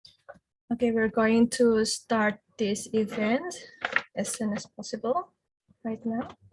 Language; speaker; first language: English; non-native, fluent; Indonesian